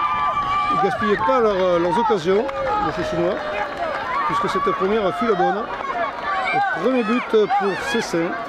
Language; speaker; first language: French; native; French